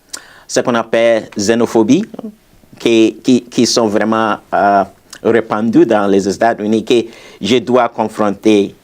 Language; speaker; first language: French; non-native, fluent; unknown